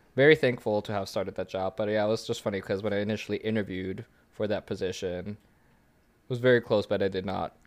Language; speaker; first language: English; early bilingual, other home language; German